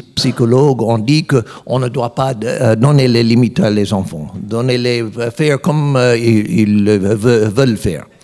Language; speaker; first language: French; non-native, learner; English